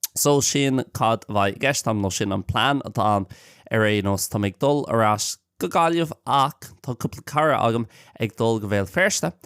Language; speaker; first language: Irish; native; Irish